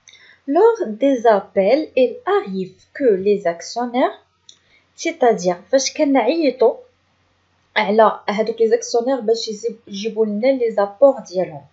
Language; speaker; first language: French; non-native, local second language; Arabic